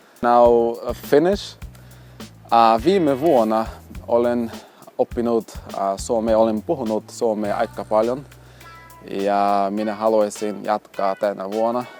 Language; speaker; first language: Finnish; non-native, fluent; Portuguese